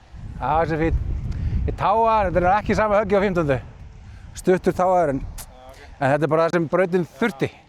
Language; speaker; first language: Icelandic; native; Icelandic